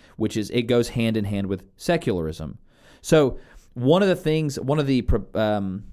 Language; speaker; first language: English; native; English